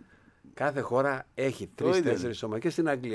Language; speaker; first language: Greek; native; Greek